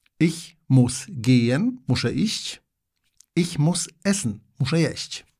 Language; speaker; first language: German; non-native, fluent; Polish